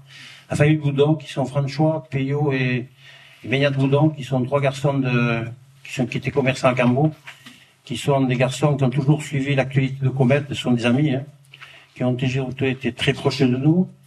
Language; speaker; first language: French; native; French